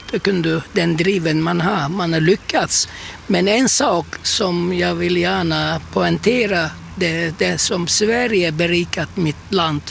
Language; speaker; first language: Swedish; non-native, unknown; Turkish